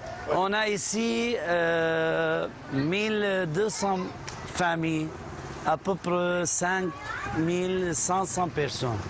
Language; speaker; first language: French; non-native, fluent; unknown